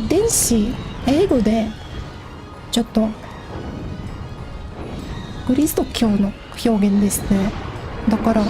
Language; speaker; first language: Japanese; non-native, learner; English